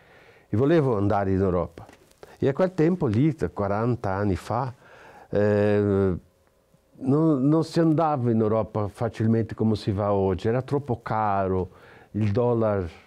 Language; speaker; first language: Italian; non-native, fluent; Portuguese